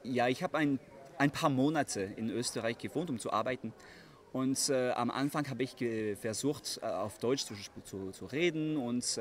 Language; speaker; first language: German; non-native, learner; French